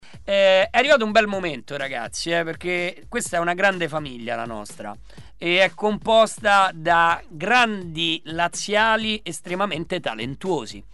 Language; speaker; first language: Italian; native; Italian